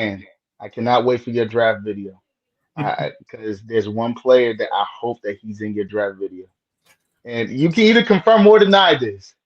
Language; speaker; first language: English; native; English